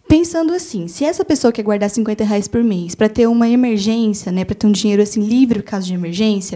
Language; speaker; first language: Portuguese; native; Portuguese